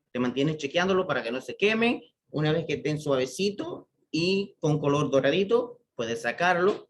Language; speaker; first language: Spanish; native; Spanish